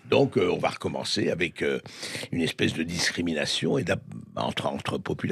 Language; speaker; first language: French; native; French